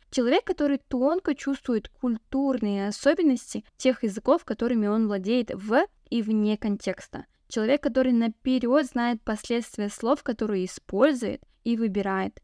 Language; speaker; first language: Russian; non-native, local second language; Kazakh